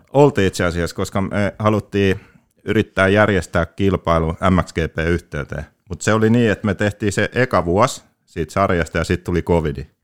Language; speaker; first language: Finnish; early bilingual, other home language; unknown